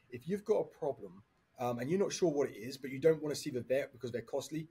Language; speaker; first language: English; native; English